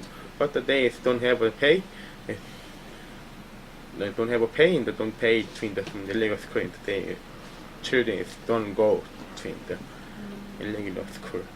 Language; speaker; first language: English; non-native, learner; Korean